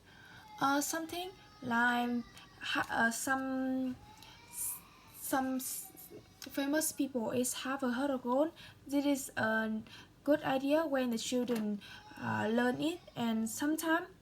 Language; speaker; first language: English; non-native, learner; Vietnamese